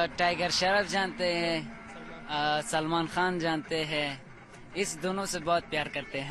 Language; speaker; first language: Hindi; non-native, learner; Pashto